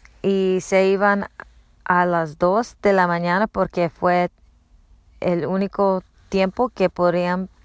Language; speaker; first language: Spanish; non-native, learner; English